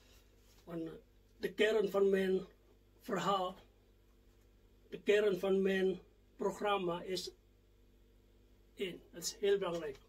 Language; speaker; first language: Dutch; non-native, fluent; Indonesian